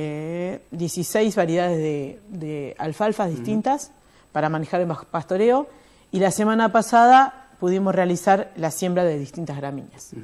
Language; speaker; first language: Spanish; native; Spanish